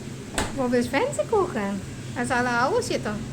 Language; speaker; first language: German; non-native, learner; Indonesian